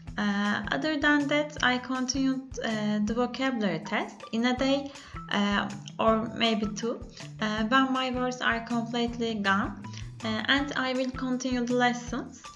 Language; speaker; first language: English; non-native, learner; Turkish